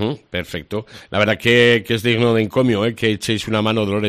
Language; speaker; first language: Spanish; native; Spanish